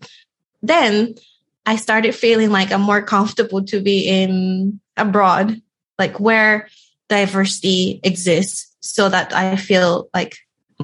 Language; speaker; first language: English; non-native, fluent; Japanese